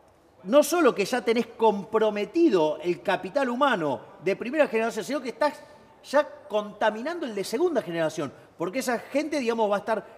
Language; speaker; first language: Spanish; native; Spanish